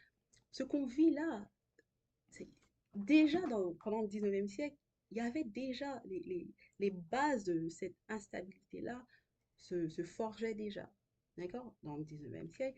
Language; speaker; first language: French; non-native, local second language; Haitian Creole